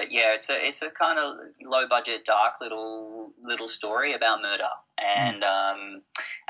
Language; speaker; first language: English; native; English